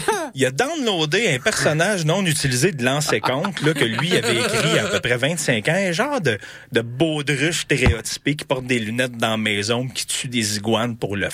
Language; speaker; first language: French; native; French